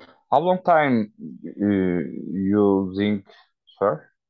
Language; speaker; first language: English; non-native, learner; Turkish